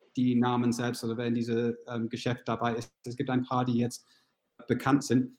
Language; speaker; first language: German; non-native, fluent; English